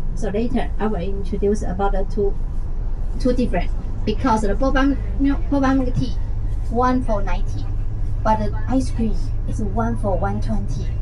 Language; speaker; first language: English; non-native, learner; Chinese